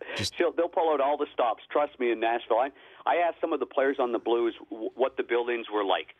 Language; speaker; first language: English; native; English